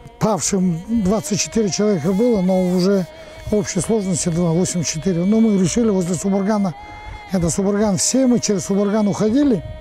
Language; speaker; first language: Russian; non-native, local second language; Buriat